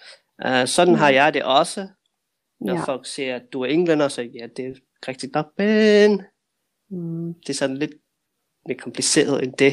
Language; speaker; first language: Danish; early bilingual, heritage; Danish